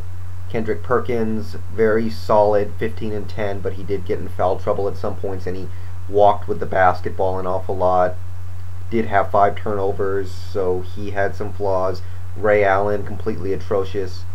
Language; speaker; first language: English; native; English